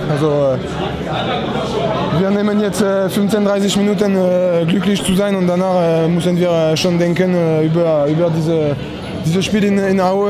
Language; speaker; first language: German; non-native, fluent; French